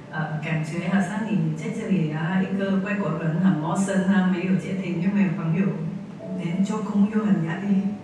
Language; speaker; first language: Chinese; non-native, learner; Vietnamese